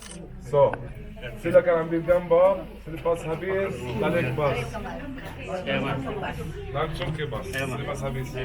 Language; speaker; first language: Indonesian; non-native, fluent; Arabic